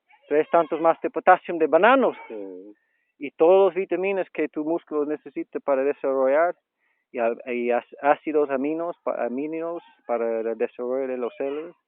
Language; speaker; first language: Spanish; non-native, learner; English